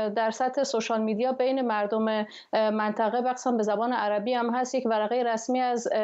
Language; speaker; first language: Persian; non-native, local second language; Arabic